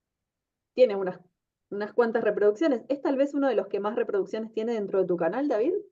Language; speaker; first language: Spanish; native; Spanish